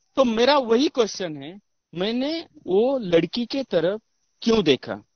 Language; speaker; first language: Hindi; non-native, local second language; Marathi